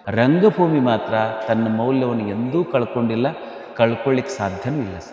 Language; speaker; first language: Kannada; native; Kannada